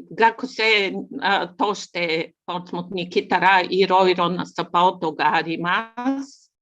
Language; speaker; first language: Japanese; non-native, learner; Bulgarian